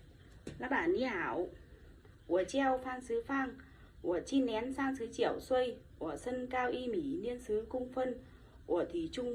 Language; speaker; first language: Chinese; non-native, learner; Vietnamese